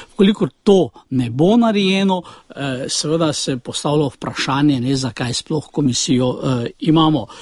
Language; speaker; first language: Slovenian; native; Slovenian